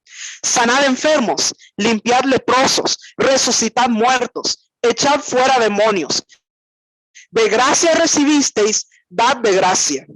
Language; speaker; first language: Spanish; native; Spanish